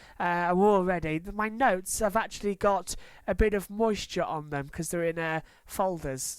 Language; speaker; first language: English; native; English